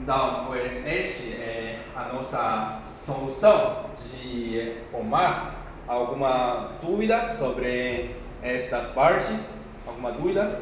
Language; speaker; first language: Portuguese; non-native, fluent; Chinese